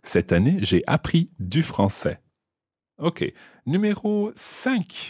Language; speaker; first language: French; non-native, fluent; English